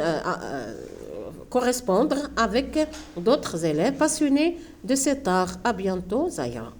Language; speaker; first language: French; non-native, local second language; Arabic